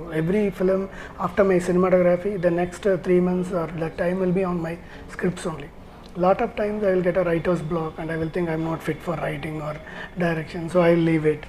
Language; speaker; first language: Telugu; non-native, learner; Tamil